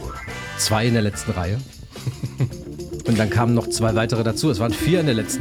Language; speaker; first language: German; native; German